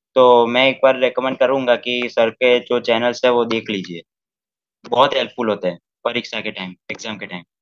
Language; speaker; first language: Hindi; non-native, local second language; Gujarati